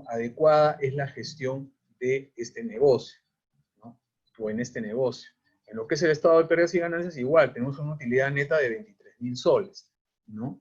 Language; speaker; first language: Spanish; native; Spanish